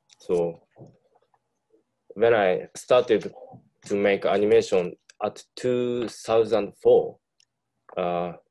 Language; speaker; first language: English; non-native, learner; Japanese